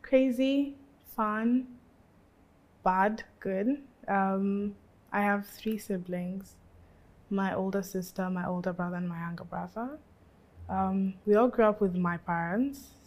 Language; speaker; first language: English; native; English